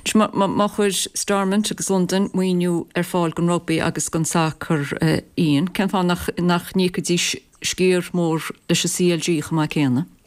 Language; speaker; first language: Irish; native; Irish